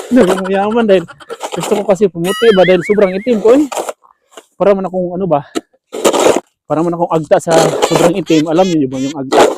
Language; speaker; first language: Filipino; non-native, local second language; Cebuano